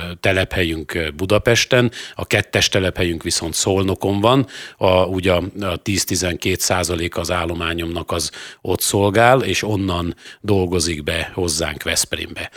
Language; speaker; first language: Hungarian; native; Hungarian